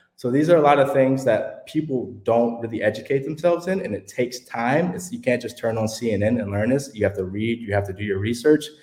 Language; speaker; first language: English; native; English